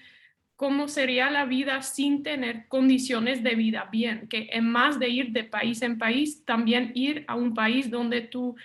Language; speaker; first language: Spanish; non-native, fluent; Dutch